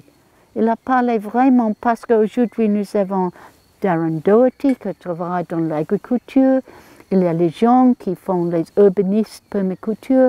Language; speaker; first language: French; non-native, learner; English